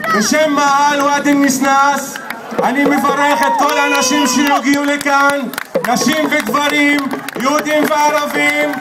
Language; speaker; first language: Hebrew; non-native, local second language; Arabic